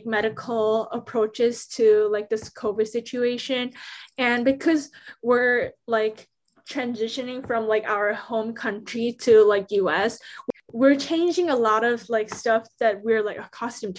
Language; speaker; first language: English; non-native, fluent; Korean